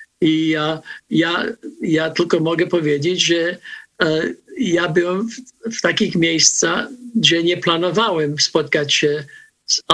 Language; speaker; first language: Polish; non-native, fluent; English